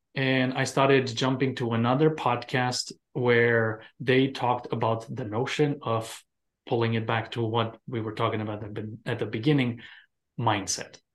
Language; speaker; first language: English; non-native, fluent; Romanian